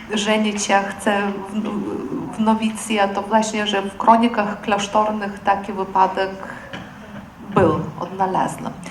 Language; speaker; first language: Polish; non-native, fluent; Lithuanian